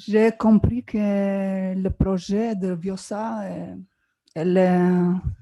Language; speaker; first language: French; non-native, learner; Albanian